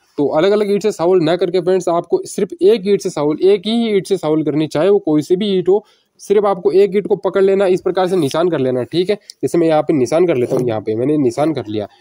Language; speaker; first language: Hindi; native; Hindi